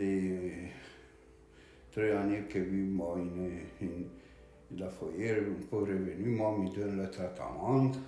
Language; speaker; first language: French; non-native, learner; Romanian